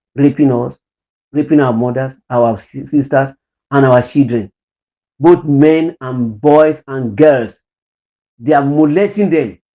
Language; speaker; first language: English; non-native, local second language; Yoruba